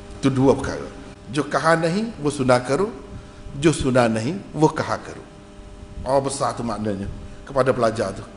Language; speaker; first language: Malay; native; Malay